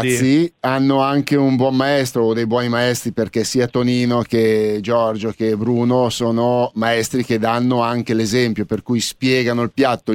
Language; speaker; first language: Italian; native; Italian